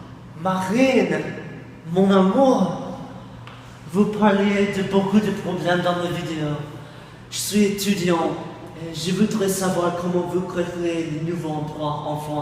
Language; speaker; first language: French; non-native, learner; English